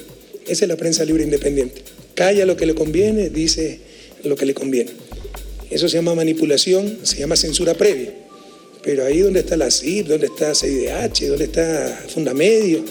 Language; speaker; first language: Spanish; native; Spanish